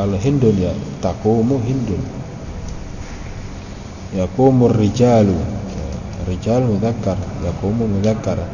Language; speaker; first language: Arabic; non-native, fluent; Indonesian